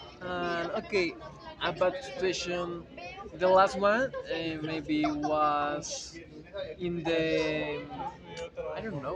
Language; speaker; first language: English; non-native, learner; Spanish